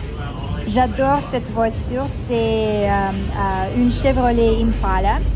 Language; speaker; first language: French; non-native, fluent; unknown